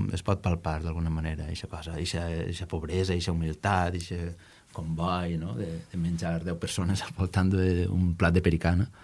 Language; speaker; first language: Catalan; native; Catalan